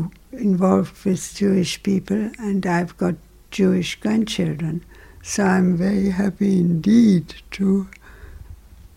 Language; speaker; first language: English; non-native, fluent; German